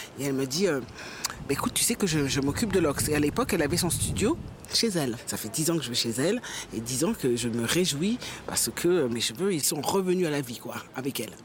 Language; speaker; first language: French; early bilingual, other home language; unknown